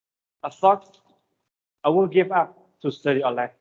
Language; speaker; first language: English; non-native, learner; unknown